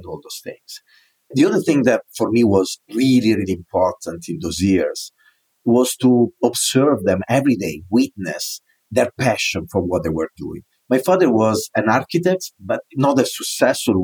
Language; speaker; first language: English; non-native, fluent; Italian